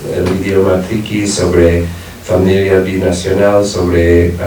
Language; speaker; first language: Spanish; non-native, fluent; English